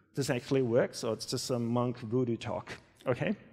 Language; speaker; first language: English; native; English